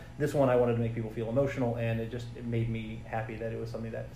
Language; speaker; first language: English; native; English